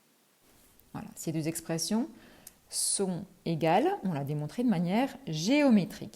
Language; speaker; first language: French; native; French